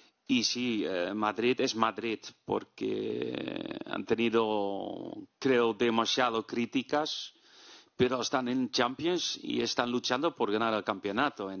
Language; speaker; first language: Spanish; non-native, fluent; Dutch